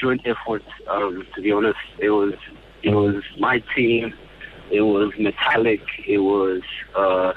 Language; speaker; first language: English; non-native, local second language; Yoruba